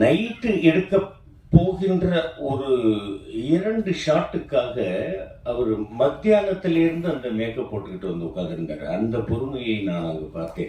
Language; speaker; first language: Tamil; native; Tamil